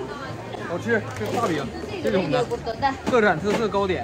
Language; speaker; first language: Chinese; native; Chinese